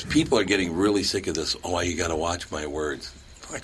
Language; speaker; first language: English; native; English